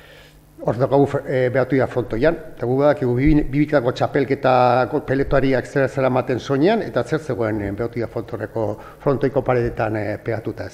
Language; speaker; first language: Basque; native; Basque